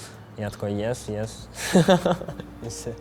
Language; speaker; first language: Russian; native; Russian